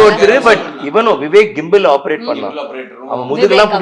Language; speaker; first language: Tamil; native; Tamil